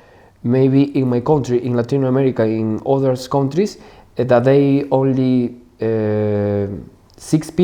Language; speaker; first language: English; non-native, learner; Spanish